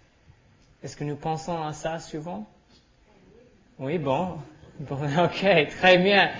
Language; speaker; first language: French; non-native, learner; English